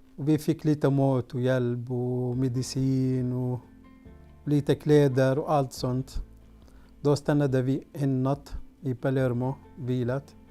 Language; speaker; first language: Swedish; non-native, fluent; Arabic